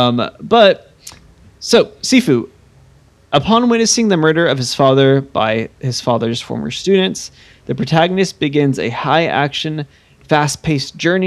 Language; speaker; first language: English; native; English